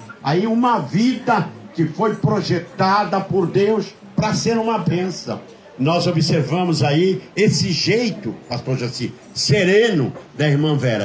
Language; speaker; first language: Portuguese; native; Portuguese